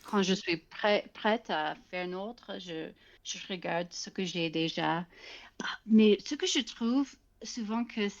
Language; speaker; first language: French; non-native, fluent; English